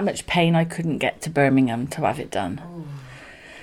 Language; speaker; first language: English; native; English